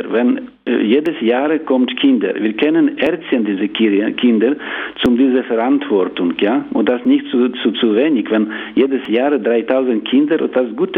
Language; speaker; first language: German; non-native, learner; Ukrainian